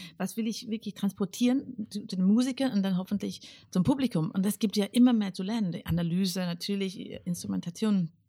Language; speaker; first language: German; non-native, fluent; English